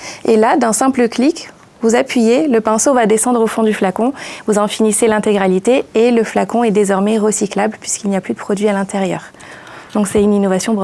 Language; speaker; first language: French; native; French